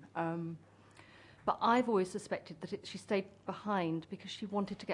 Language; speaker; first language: English; native; English